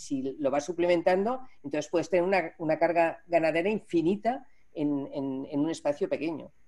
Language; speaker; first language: Spanish; native; Spanish